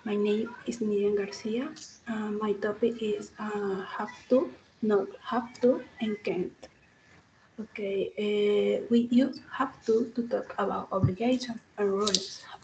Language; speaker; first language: English; non-native, learner; Spanish